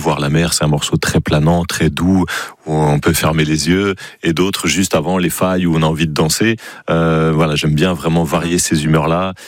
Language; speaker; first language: French; native; French